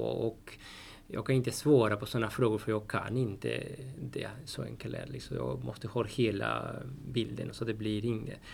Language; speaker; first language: Swedish; non-native, fluent; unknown